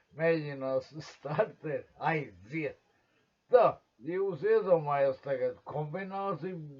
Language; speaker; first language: Latvian; non-native, local second language; Russian